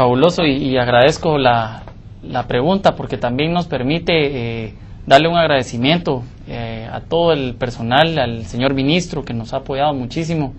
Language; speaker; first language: Spanish; native; Spanish